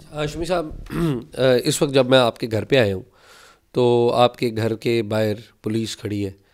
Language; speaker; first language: Urdu; native; Urdu